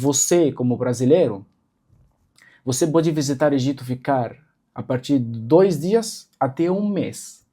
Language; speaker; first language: Portuguese; non-native, local second language; Arabic